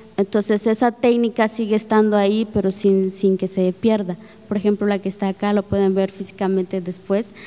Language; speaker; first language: Spanish; native; Spanish